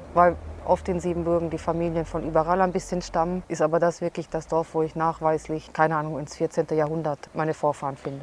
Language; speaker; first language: German; early bilingual, other home language; Hungarian